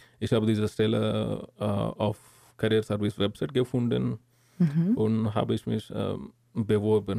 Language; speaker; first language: German; non-native, learner; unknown